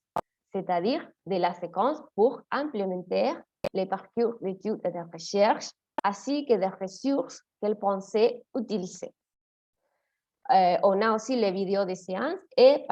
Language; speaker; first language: French; non-native, fluent; Spanish